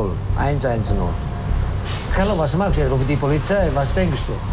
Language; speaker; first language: German; non-native, learner; Italian